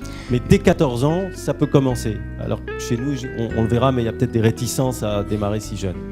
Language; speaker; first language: French; native; French